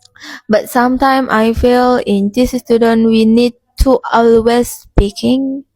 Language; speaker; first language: English; non-native, learner; Indonesian